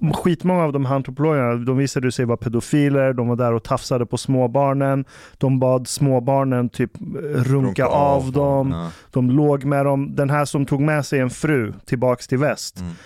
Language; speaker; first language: Swedish; native; Swedish